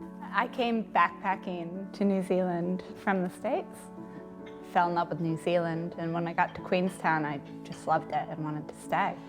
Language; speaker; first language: English; native; English